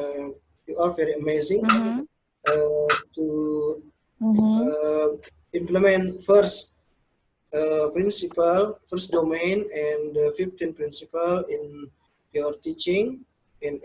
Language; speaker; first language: English; non-native, learner; Indonesian